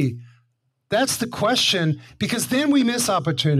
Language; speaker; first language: English; native; English